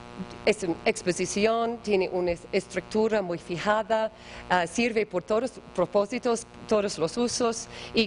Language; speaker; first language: Spanish; non-native, learner; English